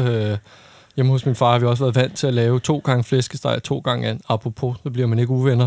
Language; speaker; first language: Danish; native; Danish